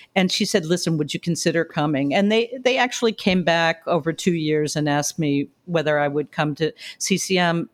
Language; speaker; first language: English; native; English